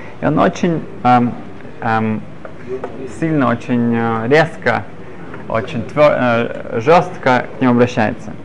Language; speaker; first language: Russian; early bilingual, other home language; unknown